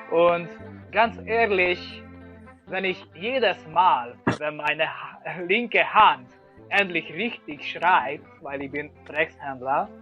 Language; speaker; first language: German; non-native, learner; Hungarian